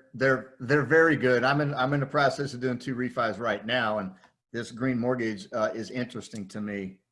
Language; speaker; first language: English; native; English